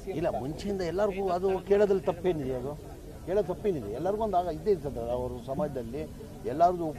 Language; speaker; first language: Kannada; non-native, local second language; Urdu